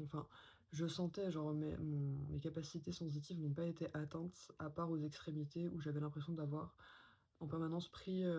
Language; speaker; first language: French; native; French